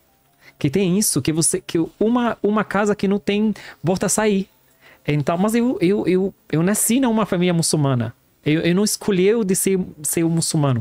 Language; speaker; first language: Portuguese; non-native, learner; Arabic